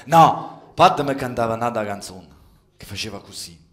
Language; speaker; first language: Italian; early bilingual, other home language; French